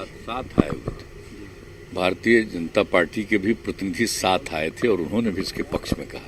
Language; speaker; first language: Hindi; native; Hindi